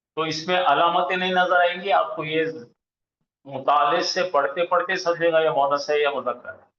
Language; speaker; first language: Urdu; native; Urdu